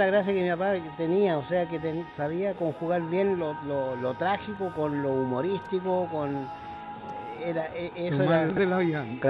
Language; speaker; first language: Spanish; native; Spanish